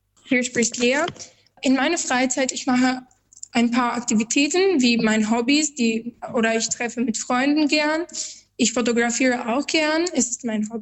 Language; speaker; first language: German; non-native, learner; Albanian